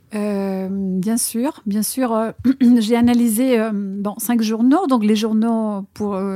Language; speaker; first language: French; non-native, fluent; Spanish